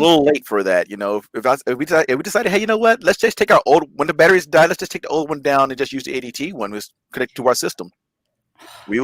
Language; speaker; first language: English; native; English